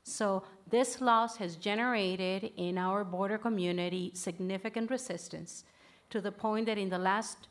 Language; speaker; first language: English; early bilingual, other home language; Spanish